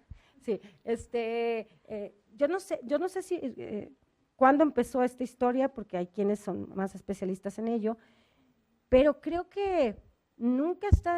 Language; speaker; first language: Spanish; native; Spanish